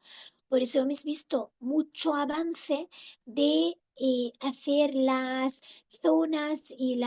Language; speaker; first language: Spanish; non-native, fluent; Arabic